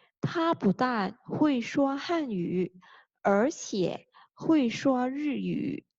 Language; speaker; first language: Chinese; non-native, fluent; Thai